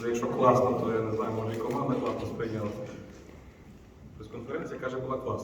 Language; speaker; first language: Ukrainian; native; Ukrainian